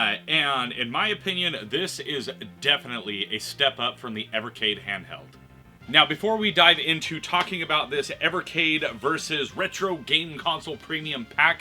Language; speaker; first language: English; native; English